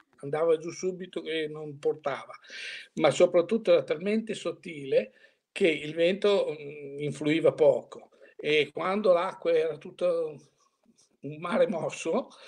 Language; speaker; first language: Italian; native; Italian